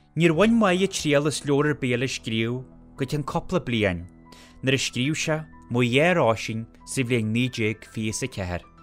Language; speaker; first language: Irish; native; Irish